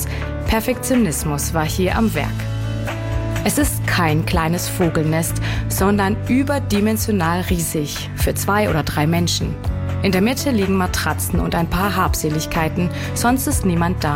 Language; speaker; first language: German; native; German